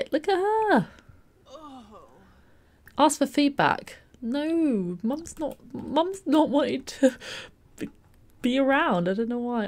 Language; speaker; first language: English; native; English